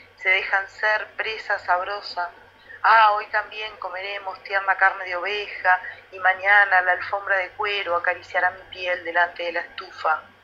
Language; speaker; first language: Spanish; native; Spanish